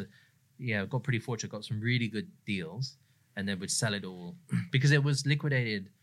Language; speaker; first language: English; native; English